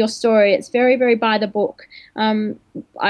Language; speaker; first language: English; native; English